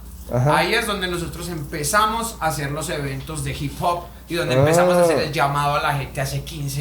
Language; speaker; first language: Spanish; native; Spanish